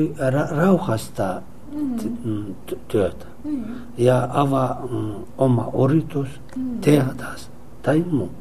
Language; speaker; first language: Finnish; non-native, learner; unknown